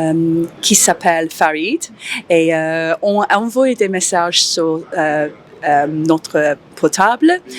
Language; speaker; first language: French; non-native, learner; English